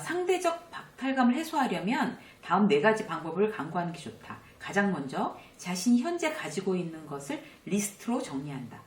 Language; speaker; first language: Korean; native; Korean